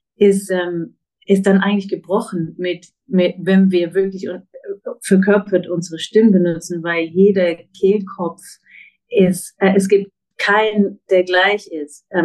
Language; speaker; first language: German; non-native, fluent; English